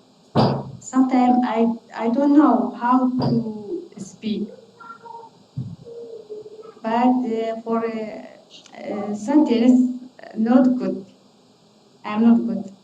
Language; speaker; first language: English; non-native, learner; Kurdish